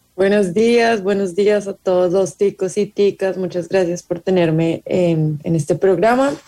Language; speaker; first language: Spanish; native; Spanish